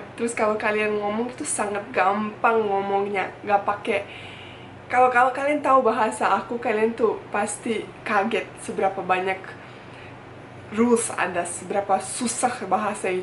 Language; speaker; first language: Indonesian; non-native, fluent; Bosnian